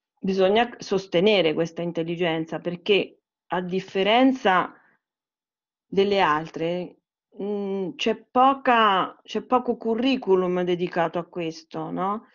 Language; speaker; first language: Italian; native; Italian